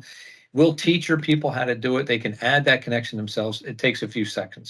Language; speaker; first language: English; native; English